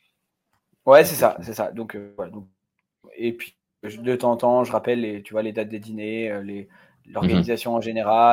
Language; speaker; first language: French; native; French